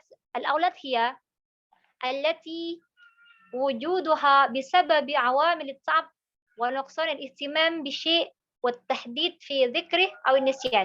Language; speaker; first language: Arabic; non-native, learner; Indonesian